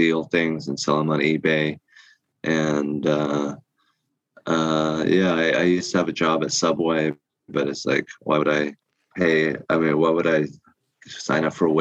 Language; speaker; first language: English; early bilingual, other home language; Korean